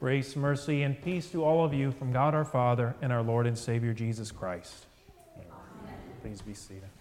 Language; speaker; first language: English; native; English